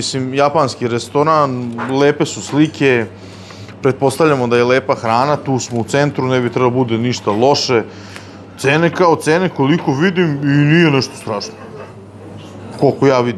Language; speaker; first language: Bosnian; native; Bosnian